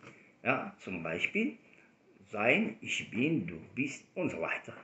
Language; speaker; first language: German; non-native, fluent; Arabic